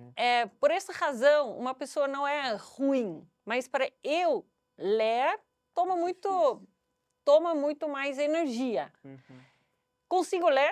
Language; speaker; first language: Portuguese; non-native, fluent; Dutch